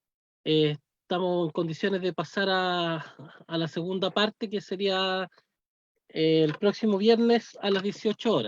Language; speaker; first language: Spanish; native; Spanish